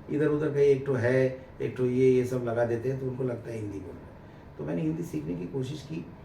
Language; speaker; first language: Hindi; non-native, local second language; Bangla